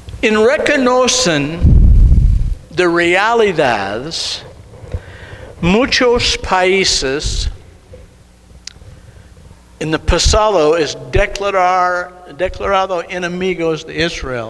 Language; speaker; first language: Spanish; non-native, learner; English